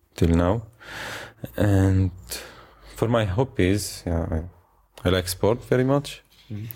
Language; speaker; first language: English; non-native, fluent; Arabic